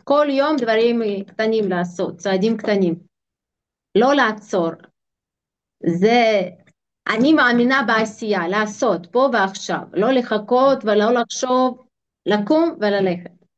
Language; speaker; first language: Hebrew; non-native, fluent; Russian